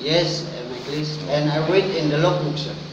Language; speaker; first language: English; non-native, learner; Indonesian